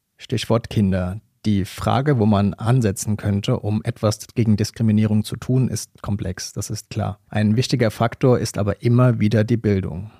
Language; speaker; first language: German; native; German